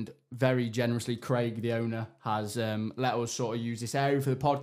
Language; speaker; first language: English; native; English